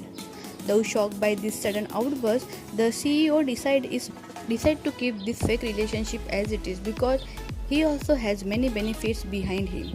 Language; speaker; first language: English; non-native, fluent; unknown